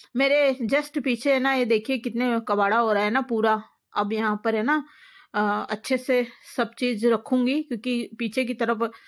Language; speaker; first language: Hindi; native; Hindi